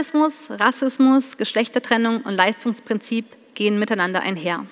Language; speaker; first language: German; native; German